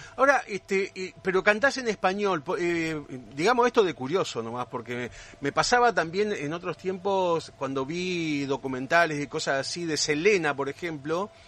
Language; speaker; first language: Spanish; native; Spanish